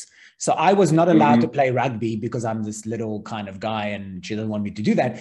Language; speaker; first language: English; native; English